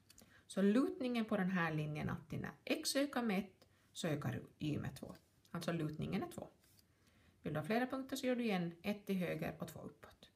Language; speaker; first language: Swedish; native; Swedish